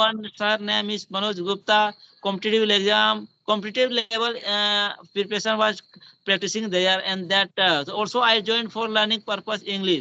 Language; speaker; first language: English; non-native, learner; Hindi